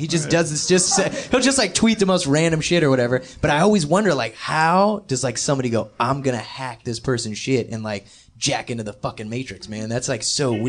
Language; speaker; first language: English; native; English